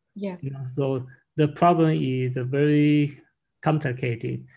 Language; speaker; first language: English; non-native, learner; Chinese